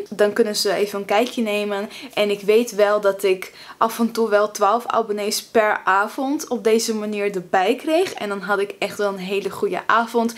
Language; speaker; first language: Dutch; early bilingual, other home language; Russian